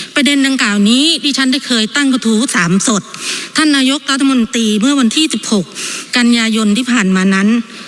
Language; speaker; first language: Thai; native; Thai